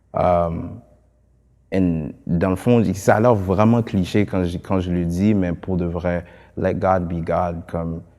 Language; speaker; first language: French; early bilingual, other home language; Haitian Creole